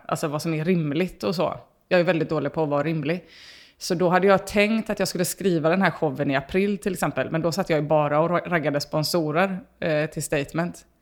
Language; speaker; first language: Swedish; native; Swedish